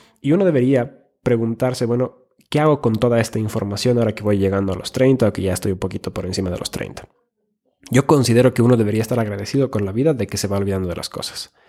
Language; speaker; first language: Spanish; native; Spanish